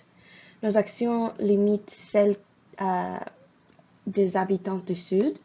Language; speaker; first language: French; non-native, fluent; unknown